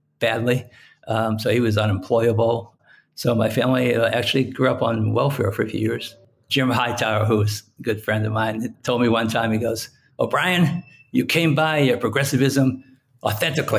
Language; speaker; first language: English; native; English